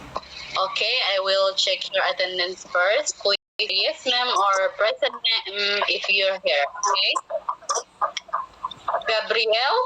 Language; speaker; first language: English; non-native, learner; Indonesian